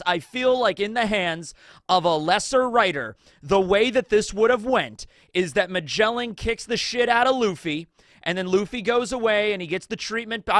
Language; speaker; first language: English; native; English